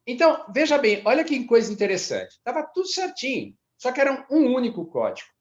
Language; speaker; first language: Portuguese; native; Portuguese